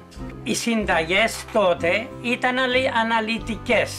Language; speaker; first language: Greek; native; Greek